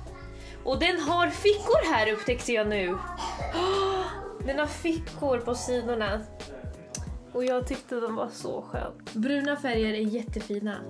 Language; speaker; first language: Swedish; native; Swedish